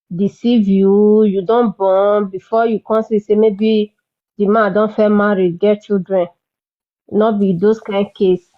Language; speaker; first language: Nigerian Pidgin; non-native, local second language; Bini